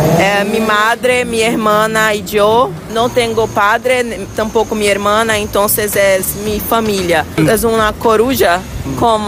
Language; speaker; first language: Spanish; non-native, fluent; Portuguese